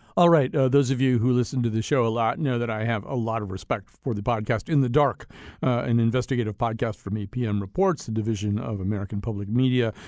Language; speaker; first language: English; native; English